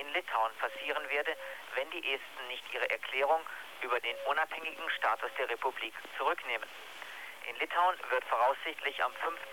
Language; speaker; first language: German; native; German